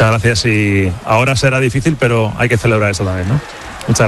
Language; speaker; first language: Spanish; native; Spanish